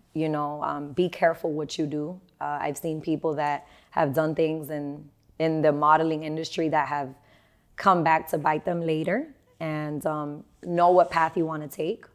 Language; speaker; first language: English; native; English